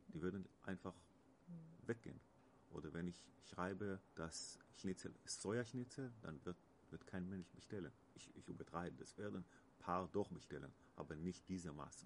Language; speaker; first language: German; non-native, learner; Hebrew